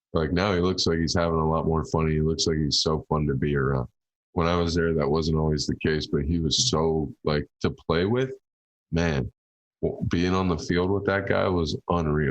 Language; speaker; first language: English; native; English